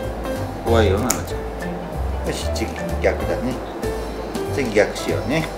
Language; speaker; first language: Japanese; native; Japanese